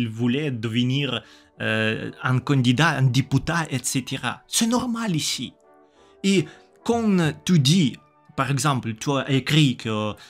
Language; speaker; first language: French; non-native, learner; Russian